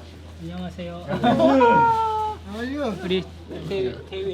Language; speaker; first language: Korean; native; Korean